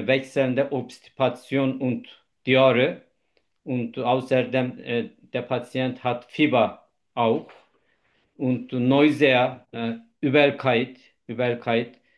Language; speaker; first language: German; non-native, learner; Turkish